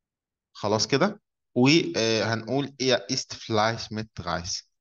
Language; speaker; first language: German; non-native, fluent; Arabic